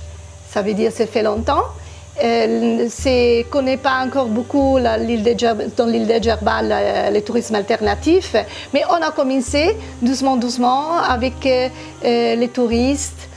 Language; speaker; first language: French; non-native, fluent; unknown